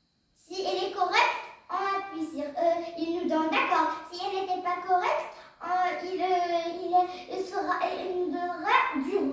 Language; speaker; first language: French; non-native, learner; Arabic